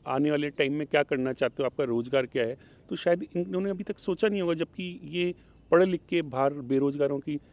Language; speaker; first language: Hindi; native; Hindi